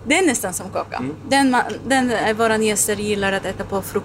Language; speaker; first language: Swedish; non-native, learner; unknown